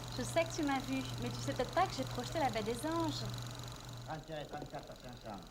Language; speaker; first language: French; native; French